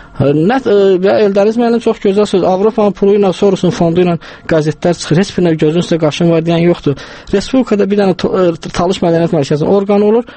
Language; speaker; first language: Azerbaijani; non-native, local second language; Talysh